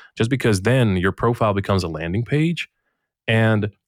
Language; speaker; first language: English; non-native, fluent; Bosnian